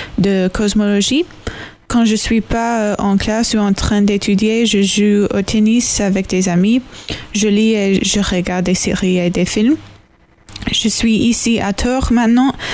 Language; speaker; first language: French; non-native, learner; English